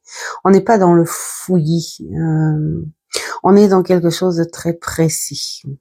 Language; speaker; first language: French; native; French